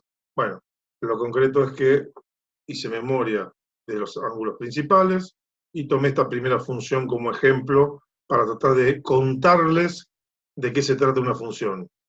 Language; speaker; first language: Spanish; native; Spanish